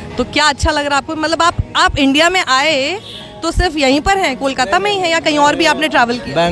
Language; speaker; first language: Hindi; native; Hindi